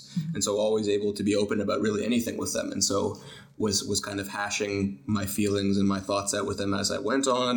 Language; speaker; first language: English; native; English